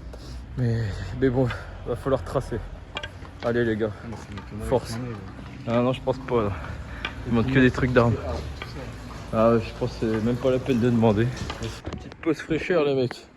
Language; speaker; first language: French; native; French